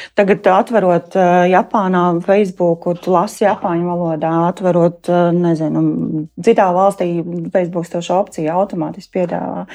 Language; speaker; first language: Latvian; native; Latvian